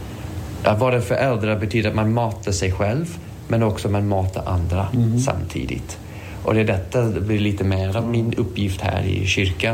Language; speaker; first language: Swedish; non-native, fluent; English